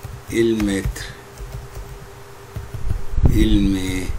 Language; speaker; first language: French; non-native, fluent; Arabic